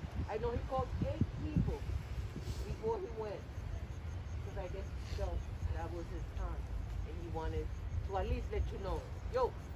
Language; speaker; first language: English; early bilingual, other home language; Spanish